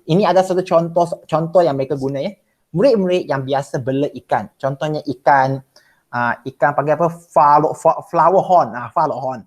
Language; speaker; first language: Malay; non-native, local second language; Chinese